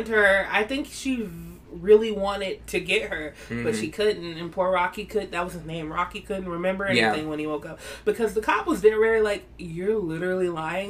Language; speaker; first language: English; native; English